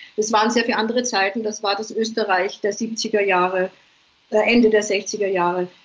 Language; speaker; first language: German; native; German